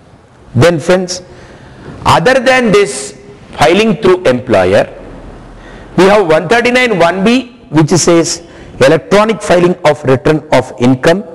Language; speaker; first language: English; non-native, local second language; Hindi